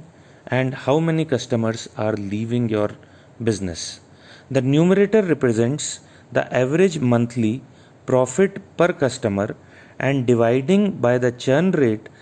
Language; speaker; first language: English; non-native, local second language; Hindi